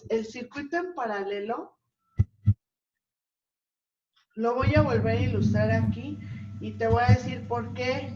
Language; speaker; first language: Spanish; native; Spanish